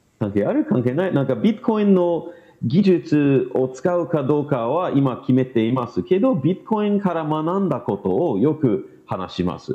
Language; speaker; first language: Japanese; non-native, learner; English